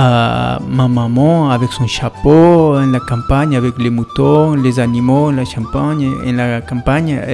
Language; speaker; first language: French; non-native, learner; Spanish